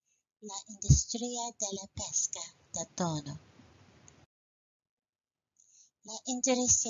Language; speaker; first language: Italian; non-native, learner; English